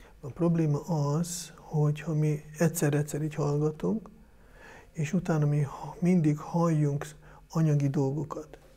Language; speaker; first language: Hungarian; non-native, fluent; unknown